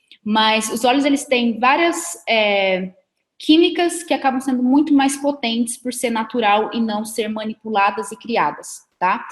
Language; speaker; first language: Portuguese; native; Portuguese